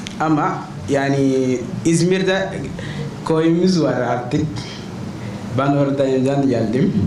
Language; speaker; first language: Turkish; non-native, learner; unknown